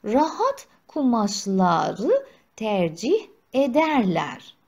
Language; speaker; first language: Turkish; non-native, fluent; Persian